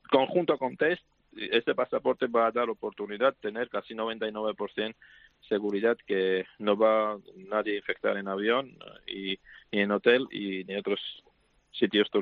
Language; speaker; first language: Spanish; non-native, fluent; Georgian